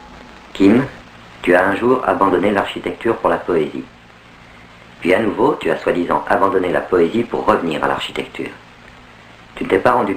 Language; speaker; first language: French; native; French